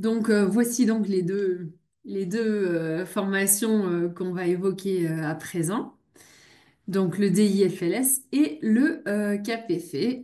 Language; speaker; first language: French; native; French